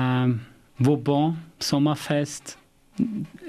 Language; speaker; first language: Portuguese; non-native, fluent; German